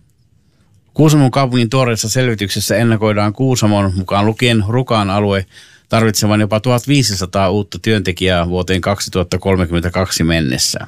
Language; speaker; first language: Finnish; native; Finnish